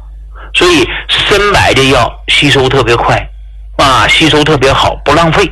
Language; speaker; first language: Chinese; native; Chinese